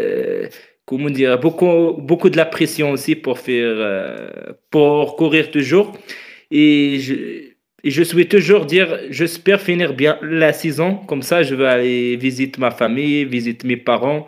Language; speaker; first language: French; non-native, learner; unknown